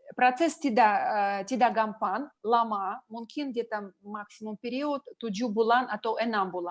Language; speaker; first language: Indonesian; non-native, learner; Russian